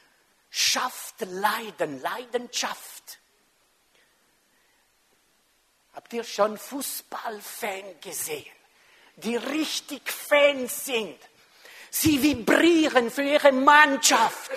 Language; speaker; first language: German; non-native, local second language; French